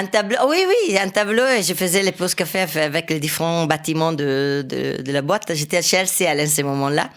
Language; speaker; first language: French; non-native, fluent; Italian